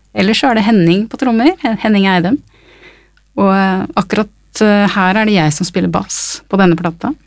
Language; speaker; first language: Norwegian; early bilingual, other home language; English